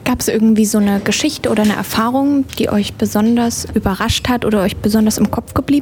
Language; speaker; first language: German; native; German